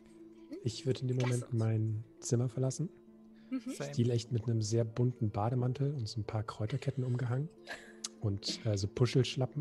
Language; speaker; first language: German; native; German